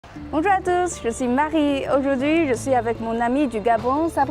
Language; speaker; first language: French; non-native, fluent; Chinese